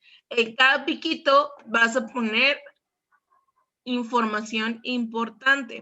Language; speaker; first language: Spanish; native; Spanish